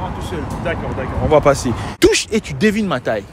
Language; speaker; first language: French; native; French